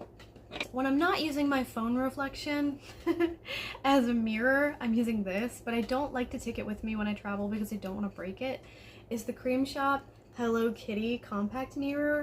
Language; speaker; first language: English; native; English